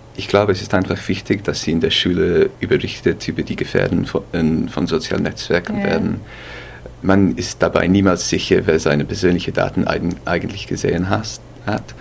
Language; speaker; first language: German; non-native, fluent; English